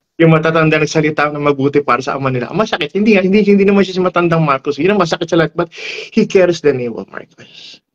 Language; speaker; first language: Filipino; non-native, local second language; Iloko